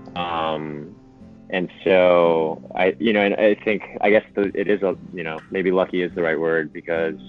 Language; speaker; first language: English; non-native, fluent; Japanese